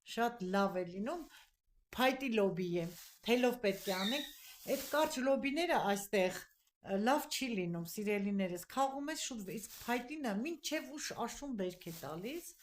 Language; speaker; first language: Armenian; native; Armenian